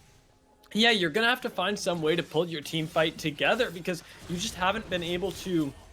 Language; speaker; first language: English; native; English